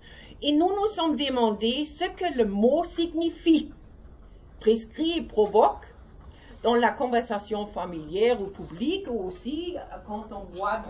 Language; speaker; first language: French; non-native, learner; German